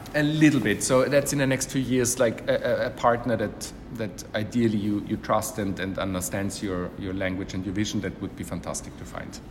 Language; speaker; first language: English; non-native, fluent; German